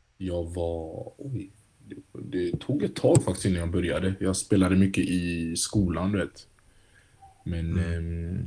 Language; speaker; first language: Swedish; early bilingual, other home language; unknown